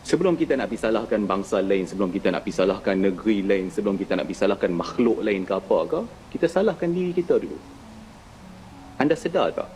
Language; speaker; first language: Malay; native; Malay